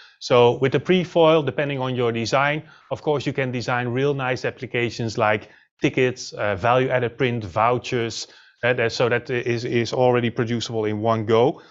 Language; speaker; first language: English; non-native, fluent; Dutch